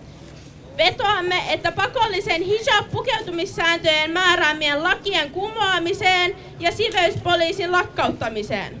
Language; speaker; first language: Finnish; non-native, fluent; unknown